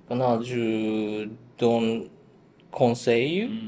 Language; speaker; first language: French; non-native, learner; Japanese